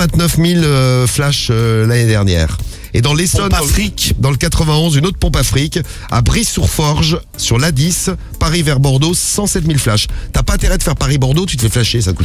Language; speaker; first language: French; native; French